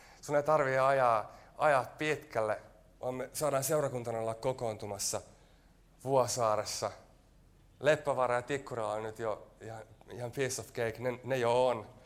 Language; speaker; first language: Finnish; native; Finnish